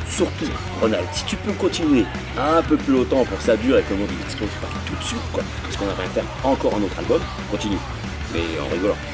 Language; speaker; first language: French; native; French